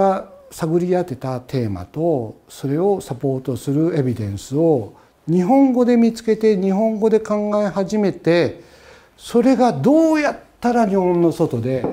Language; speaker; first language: Japanese; native; Japanese